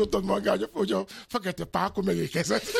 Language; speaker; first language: Hungarian; non-native, learner; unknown